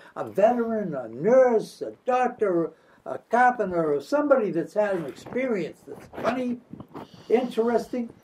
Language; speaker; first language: English; native; English